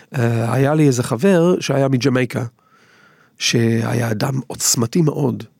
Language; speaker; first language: Hebrew; non-native, fluent; English